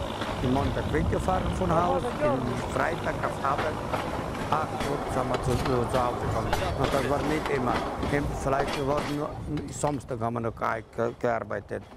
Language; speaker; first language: German; non-native, local second language; Ukrainian